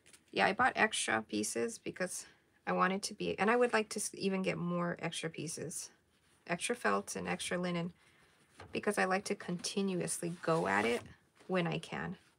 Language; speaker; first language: English; early bilingual, other home language; Spanish